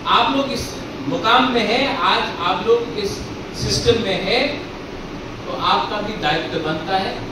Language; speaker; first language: Hindi; non-native, local second language; Bangla